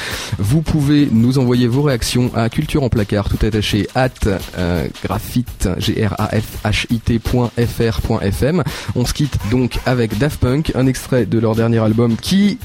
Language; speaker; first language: French; native; French